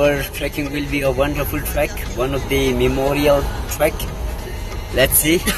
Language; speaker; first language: English; non-native, local second language; Ladakhi